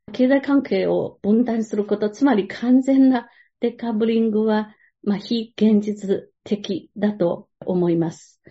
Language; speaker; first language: Japanese; non-native, fluent; Chinese